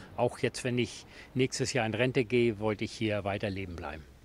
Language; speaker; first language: German; native; German